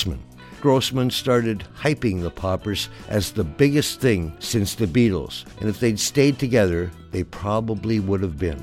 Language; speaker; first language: English; native; English